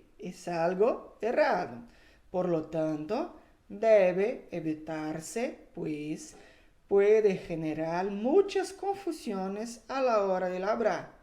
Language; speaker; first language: Spanish; non-native, fluent; Portuguese